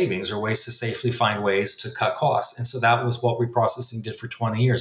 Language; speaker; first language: English; native; English